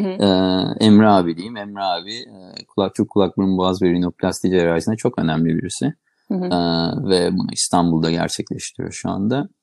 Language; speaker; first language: Turkish; native; Turkish